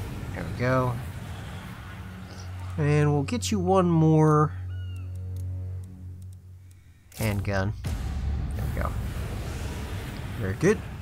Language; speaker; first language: English; native; English